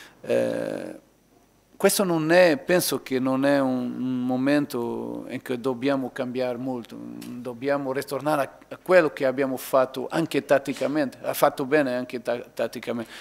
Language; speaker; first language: Italian; non-native, learner; Portuguese